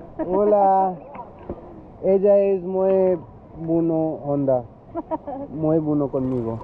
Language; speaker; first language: Spanish; non-native, learner; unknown